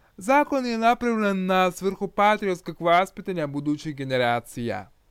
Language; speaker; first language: Croatian; non-native, learner; Russian